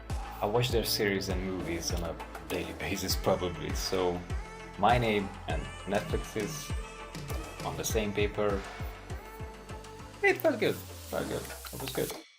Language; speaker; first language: English; non-native, fluent; Hungarian